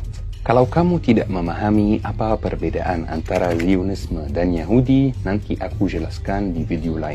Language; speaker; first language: Indonesian; non-native, fluent; Arabic